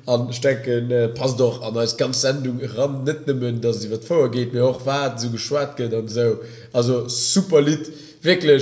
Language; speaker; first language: German; native; German